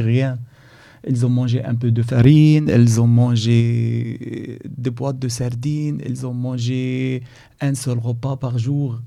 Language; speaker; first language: French; non-native, learner; Arabic